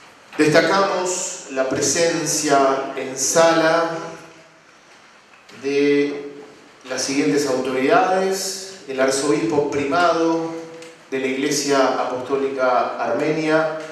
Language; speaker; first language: Spanish; native; Spanish